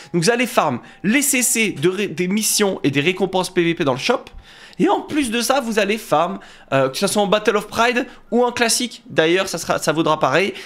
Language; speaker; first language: French; native; French